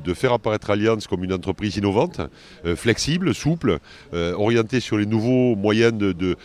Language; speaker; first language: French; native; French